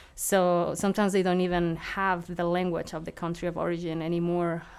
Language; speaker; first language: English; non-native, fluent; Spanish